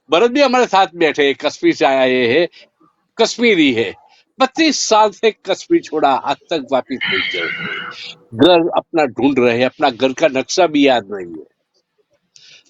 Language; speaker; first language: Hindi; non-native, local second language; Gujarati